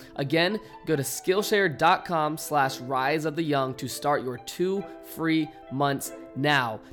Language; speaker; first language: English; native; English